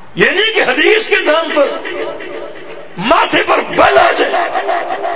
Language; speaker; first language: Urdu; native; Urdu